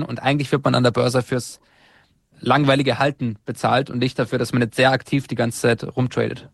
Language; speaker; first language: German; native; German